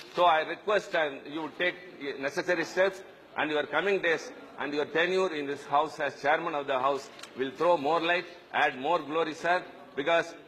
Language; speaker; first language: English; non-native, local second language; Tamil